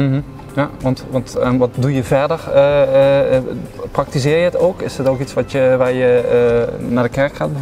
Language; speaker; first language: Dutch; native; Dutch